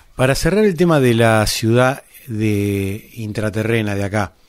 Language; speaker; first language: Spanish; native; Spanish